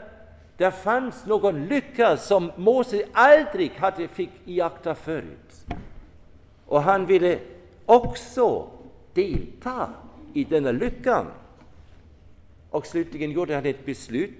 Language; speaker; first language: Swedish; non-native, fluent; German